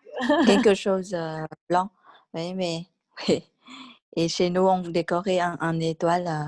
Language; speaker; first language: French; non-native, learner; Vietnamese